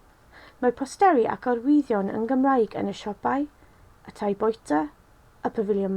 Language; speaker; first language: Welsh; non-native, local second language; English